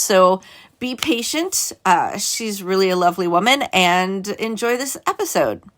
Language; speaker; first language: English; native; English